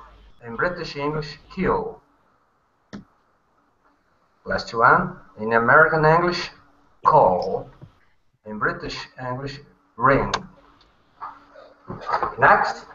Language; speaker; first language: English; non-native, fluent; Portuguese